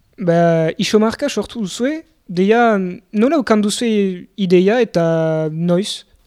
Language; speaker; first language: Basque; native; Basque